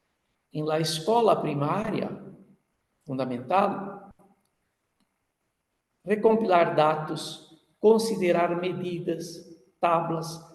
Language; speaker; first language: Spanish; non-native, learner; Portuguese